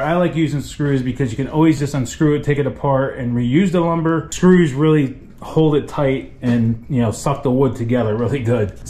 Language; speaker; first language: English; native; English